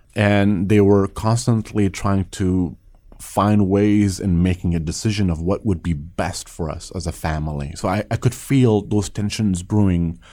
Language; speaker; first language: English; early bilingual, other home language; Persian